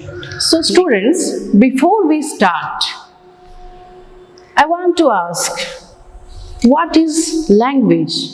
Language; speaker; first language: English; non-native, local second language; Hindi